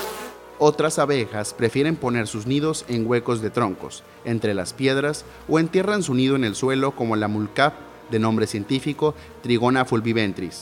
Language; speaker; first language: Spanish; native; Spanish